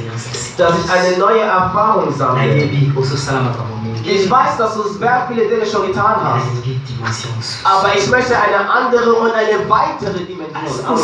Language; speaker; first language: German; non-native, learner; French